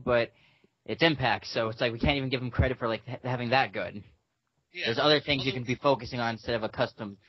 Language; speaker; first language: English; native; English